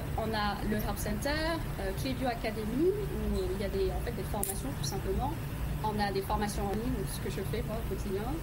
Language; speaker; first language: French; non-native, fluent; Vietnamese